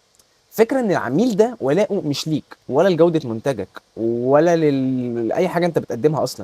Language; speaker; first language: Arabic; native; Arabic